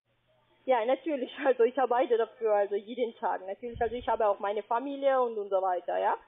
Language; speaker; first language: German; non-native, learner; Spanish